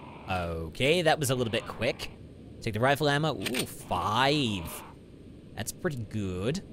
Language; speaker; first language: English; native; English